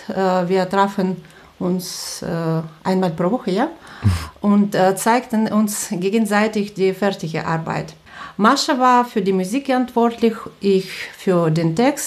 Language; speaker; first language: German; non-native, fluent; Russian